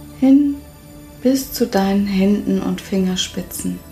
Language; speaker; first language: German; native; German